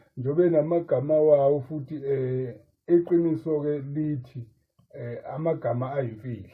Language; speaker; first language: Zulu; native; Zulu